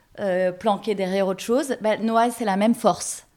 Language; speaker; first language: French; native; French